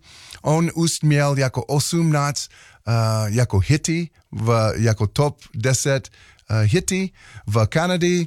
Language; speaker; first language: Czech; non-native, learner; English